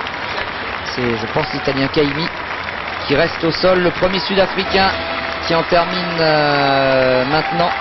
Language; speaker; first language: French; native; French